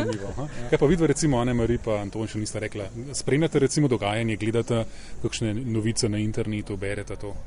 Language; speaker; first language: Slovenian; native; Slovenian